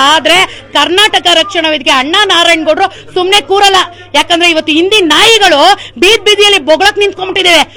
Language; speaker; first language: Kannada; native; Kannada